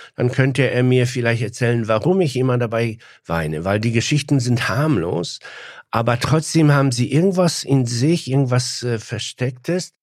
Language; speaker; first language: German; non-native, fluent; Polish